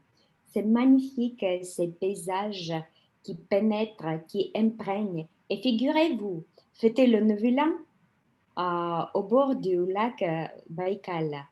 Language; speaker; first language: French; non-native, fluent; Russian